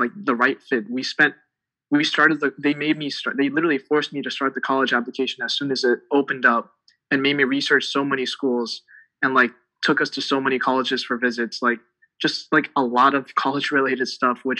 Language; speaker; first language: English; early bilingual, other home language; Tibetan